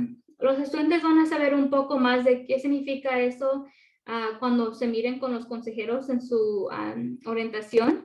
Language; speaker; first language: Spanish; early bilingual, other home language; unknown